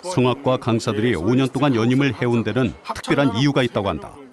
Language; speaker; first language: Korean; native; Korean